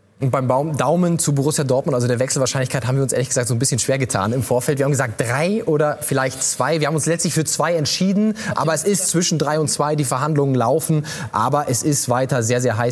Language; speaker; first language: German; native; German